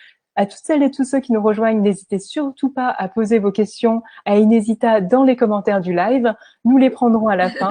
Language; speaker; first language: French; native; French